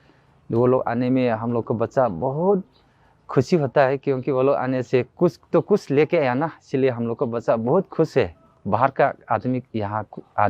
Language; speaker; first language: Hindi; non-native, local second language; Manipuri